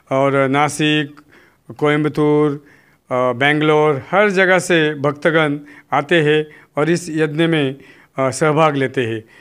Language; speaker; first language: Hindi; non-native, local second language; Marathi